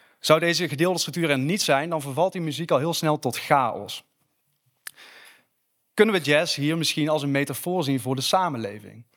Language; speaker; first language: Dutch; native; Dutch